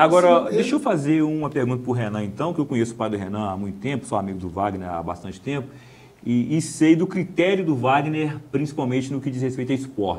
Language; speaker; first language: Portuguese; native; Portuguese